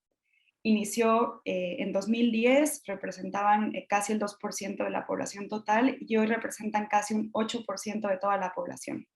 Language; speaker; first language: Spanish; native; Spanish